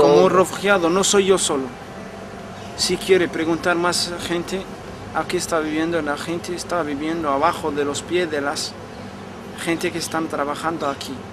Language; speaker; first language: Spanish; non-native, learner; Arabic